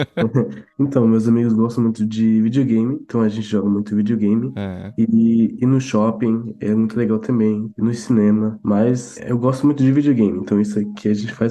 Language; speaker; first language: Portuguese; early bilingual, heritage; Portuguese